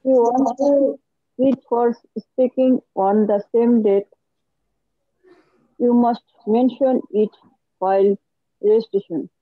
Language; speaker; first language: English; non-native, learner; Bangla